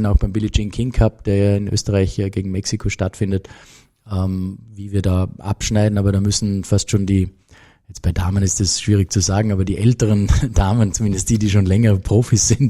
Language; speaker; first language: German; native; German